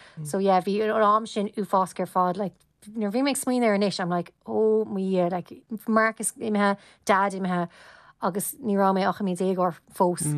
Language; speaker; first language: Irish; non-native, local second language; English